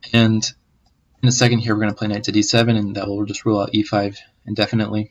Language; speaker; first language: English; native; English